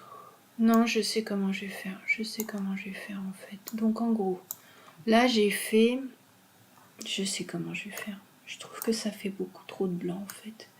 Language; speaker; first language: French; native; French